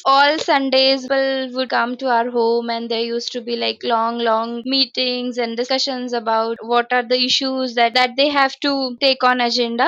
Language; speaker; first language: English; non-native, local second language; Marathi